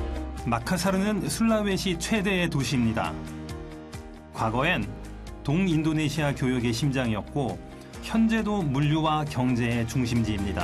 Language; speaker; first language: Korean; native; Korean